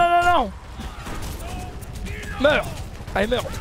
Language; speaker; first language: French; native; French